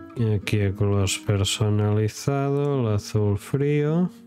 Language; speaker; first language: Spanish; non-native, local second language; Catalan